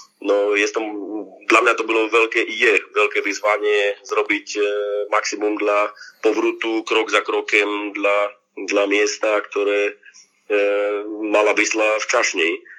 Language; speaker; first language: Polish; non-native, learner; Slovak